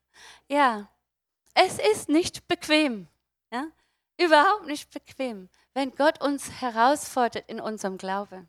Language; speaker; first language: German; non-native, fluent; English